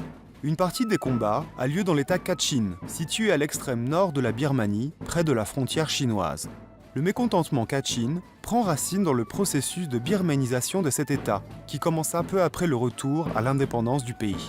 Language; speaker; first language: French; native; French